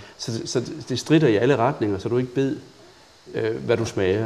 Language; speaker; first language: Danish; native; Danish